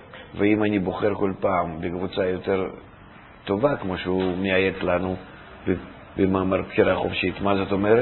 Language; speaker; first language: Hebrew; non-native, fluent; Russian